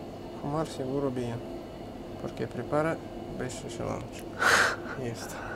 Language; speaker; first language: Spanish; non-native, learner; Russian